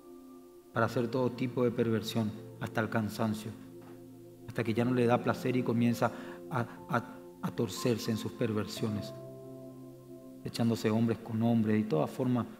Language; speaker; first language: Spanish; native; Spanish